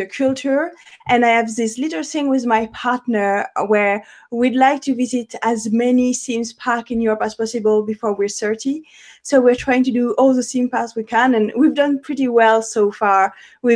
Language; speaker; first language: English; non-native, fluent; French